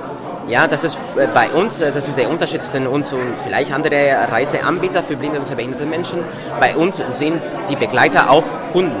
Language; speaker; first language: German; non-native, fluent; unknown